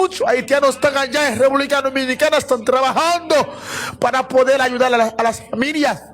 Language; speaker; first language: Spanish; non-native, fluent; Haitian Creole